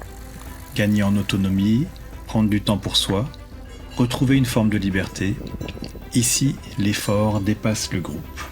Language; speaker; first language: French; native; French